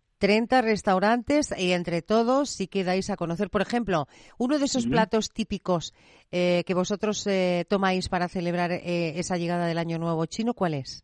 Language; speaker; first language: Spanish; native; Spanish